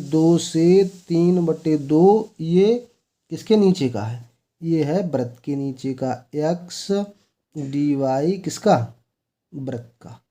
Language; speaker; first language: Hindi; native; Hindi